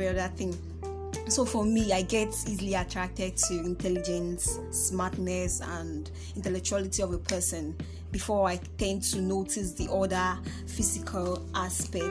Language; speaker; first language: English; non-native, local second language; Igbo